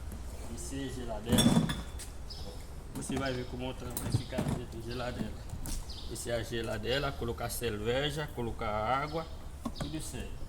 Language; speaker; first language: Portuguese; non-native, learner; Haitian Creole